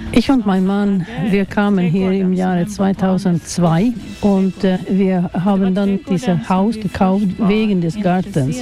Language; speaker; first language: German; non-native, fluent; Swedish